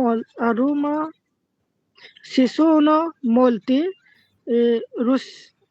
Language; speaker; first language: Italian; non-native, learner; Bangla